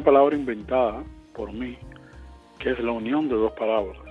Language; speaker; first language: Spanish; native; Spanish